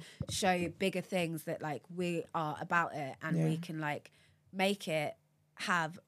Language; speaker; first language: English; native; English